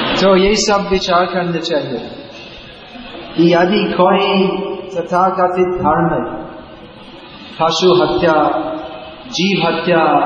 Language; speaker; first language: Hindi; non-native, learner; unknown